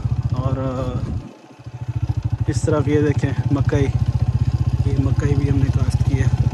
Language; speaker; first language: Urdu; non-native, local second language; Saraiki